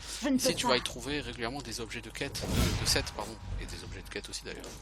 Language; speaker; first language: French; native; French